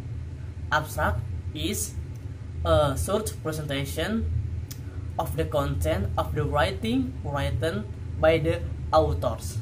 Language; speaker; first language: English; non-native, learner; Indonesian